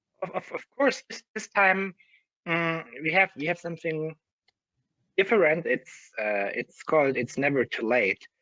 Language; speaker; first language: English; non-native, fluent; German